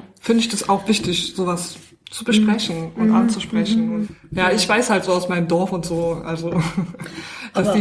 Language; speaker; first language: German; native; German